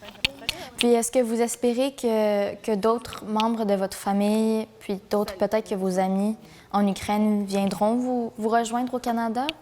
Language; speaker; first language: French; native; French